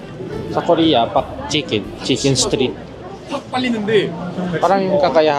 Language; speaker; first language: Filipino; non-native, learner; Korean